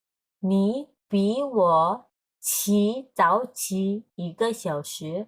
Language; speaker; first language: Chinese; non-native, fluent; Indonesian